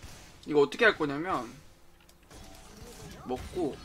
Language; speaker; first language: Korean; native; Korean